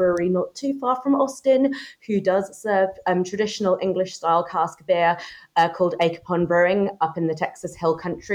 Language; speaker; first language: English; native; English